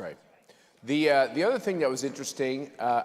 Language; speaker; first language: English; native; English